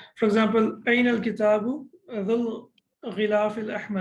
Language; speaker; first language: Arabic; non-native, fluent; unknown